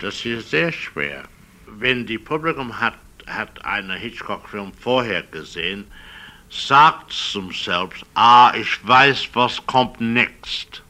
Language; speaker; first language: German; non-native, learner; English